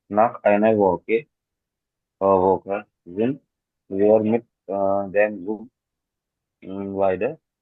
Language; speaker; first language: German; non-native, learner; Hindi